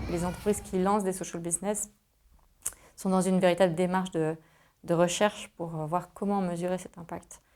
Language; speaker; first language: French; native; French